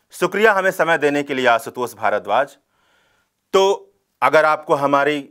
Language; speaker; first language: Hindi; native; Hindi